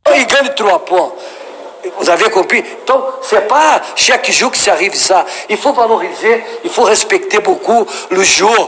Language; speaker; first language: French; non-native, learner; Portuguese